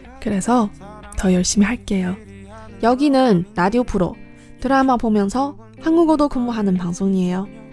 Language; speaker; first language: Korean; non-native, learner; Chinese